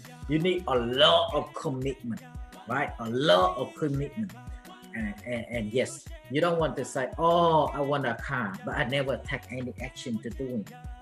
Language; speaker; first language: English; non-native, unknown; Vietnamese